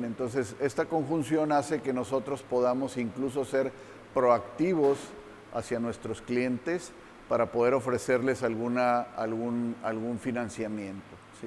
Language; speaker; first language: Spanish; native; Spanish